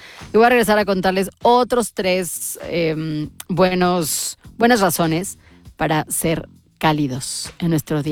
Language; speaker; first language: Spanish; native; Spanish